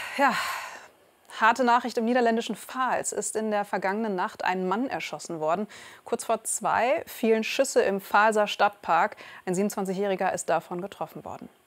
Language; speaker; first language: German; native; German